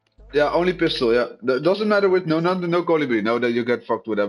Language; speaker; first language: English; non-native, fluent; Dutch